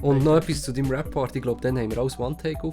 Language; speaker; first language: German; native; German